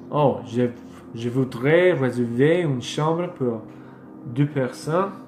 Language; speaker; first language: French; non-native, learner; English